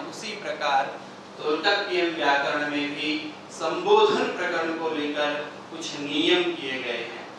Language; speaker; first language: Hindi; native; Hindi